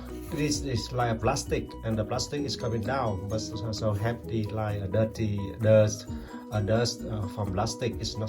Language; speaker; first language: English; non-native, learner; Vietnamese